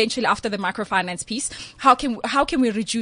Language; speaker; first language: English; non-native, local second language; Swati